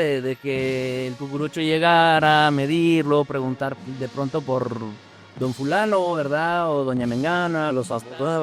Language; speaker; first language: Spanish; native; Spanish